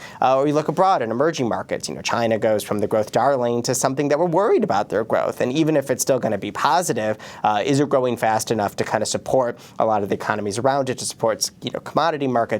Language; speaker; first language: English; native; English